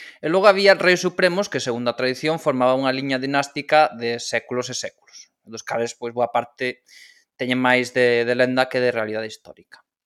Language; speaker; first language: Galician; non-native, local second language; Spanish